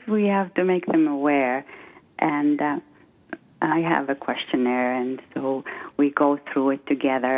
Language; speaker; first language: English; non-native, fluent; Finnish